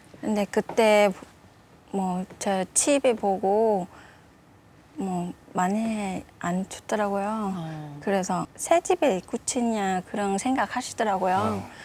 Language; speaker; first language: Korean; non-native, fluent; Vietnamese